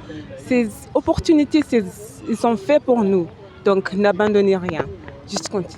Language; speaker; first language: French; non-native, fluent; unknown